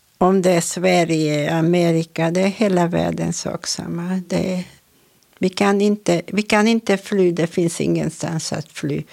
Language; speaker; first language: Swedish; non-native, fluent; Hungarian